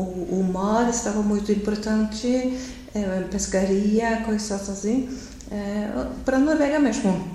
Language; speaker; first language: Portuguese; non-native, learner; Norwegian